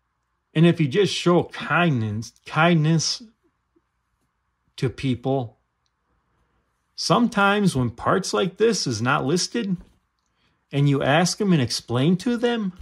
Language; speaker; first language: English; native; English